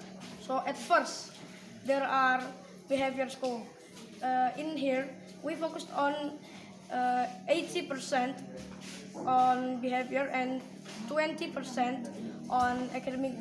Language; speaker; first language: English; non-native, learner; Indonesian